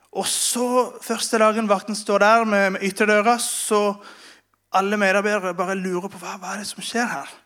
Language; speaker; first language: Norwegian; non-native, fluent; Spanish